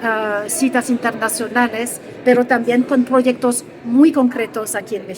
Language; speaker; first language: Spanish; non-native, fluent; French